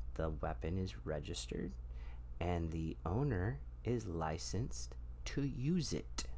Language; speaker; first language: English; native; English